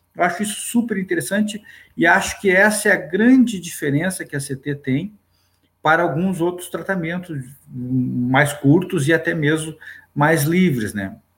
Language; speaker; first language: Portuguese; native; Portuguese